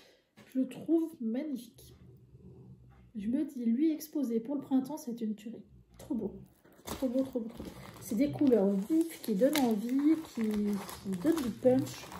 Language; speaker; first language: French; native; French